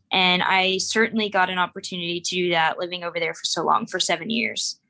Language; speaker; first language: English; native; English